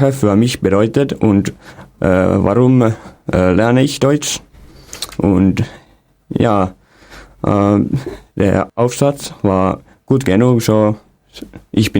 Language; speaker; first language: German; non-native, fluent; Finnish